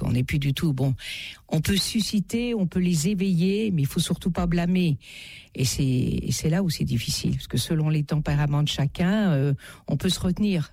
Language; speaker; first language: French; native; French